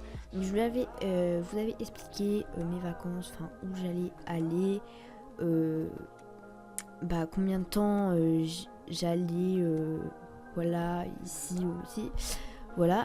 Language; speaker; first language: French; native; French